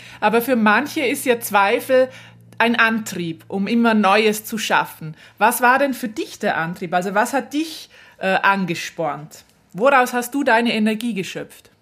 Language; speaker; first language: German; native; German